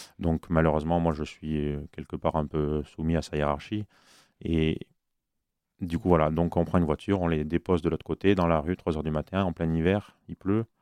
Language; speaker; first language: French; native; French